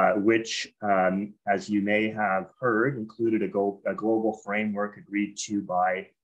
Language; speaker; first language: English; native; English